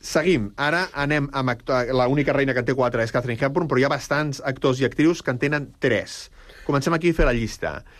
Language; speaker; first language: Catalan; native; Catalan